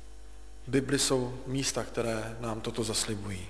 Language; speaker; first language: Czech; native; Czech